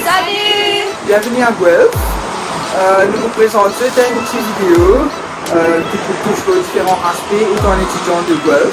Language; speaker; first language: French; non-native, local second language; Morisyen